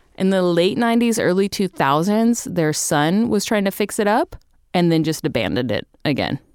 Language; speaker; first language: English; native; English